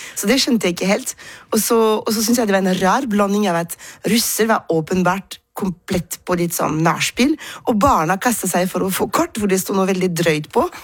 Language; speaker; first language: Norwegian; non-native, fluent; French